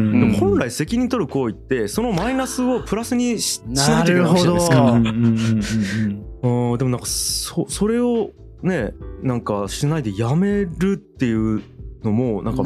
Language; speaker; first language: Japanese; native; Japanese